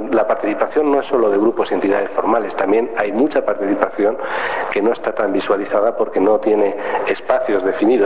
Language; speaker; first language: Spanish; native; Spanish